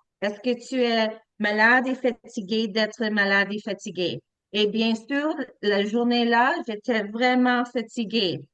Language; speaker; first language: French; non-native, learner; English